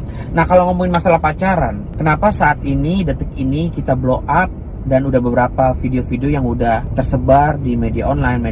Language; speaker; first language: Indonesian; native; Indonesian